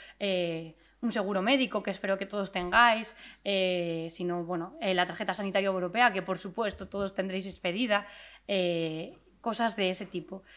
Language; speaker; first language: Spanish; native; Spanish